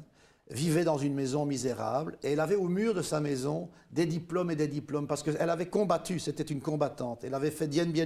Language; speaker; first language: French; native; French